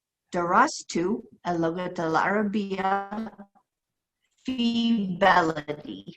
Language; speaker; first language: Arabic; non-native, fluent; English